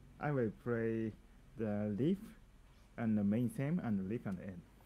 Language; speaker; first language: English; non-native, learner; Japanese